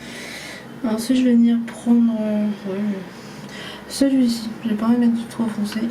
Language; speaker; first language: French; native; French